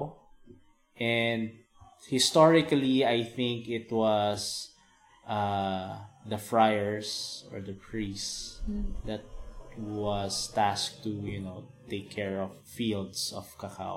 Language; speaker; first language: English; non-native, local second language; Filipino